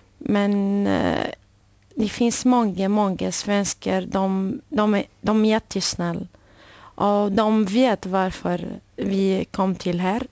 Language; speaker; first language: Swedish; non-native, learner; Arabic